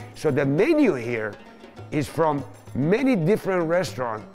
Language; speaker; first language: English; non-native, fluent; Persian